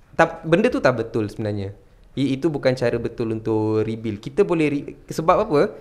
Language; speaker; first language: Malay; non-native, local second language; Tamil